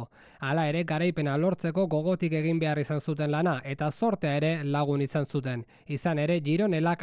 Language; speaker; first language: Basque; native; Basque